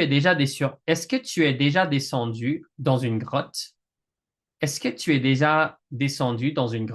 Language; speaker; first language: French; non-native, fluent; English